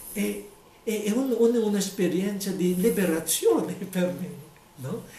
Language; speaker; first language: Italian; non-native, fluent; Filipino